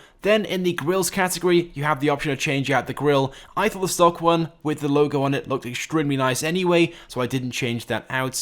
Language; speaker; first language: English; native; English